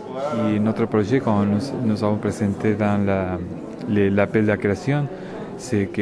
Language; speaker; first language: French; non-native, learner; Spanish